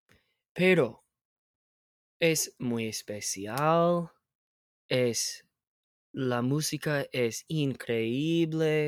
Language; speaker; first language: Spanish; non-native, fluent; English